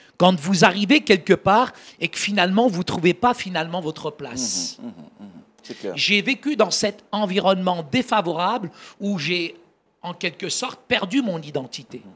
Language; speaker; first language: French; early bilingual, other home language; Arabic